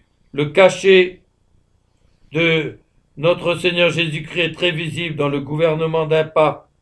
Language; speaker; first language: French; native; French